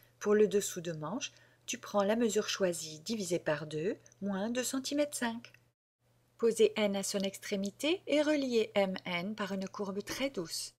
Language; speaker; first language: French; native; French